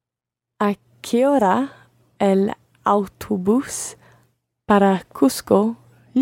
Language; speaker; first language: Spanish; non-native, learner; English